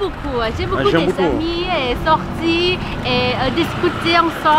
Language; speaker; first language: French; non-native, learner; Thai